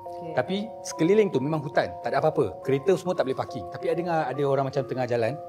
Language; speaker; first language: Malay; non-native, local second language; Chinese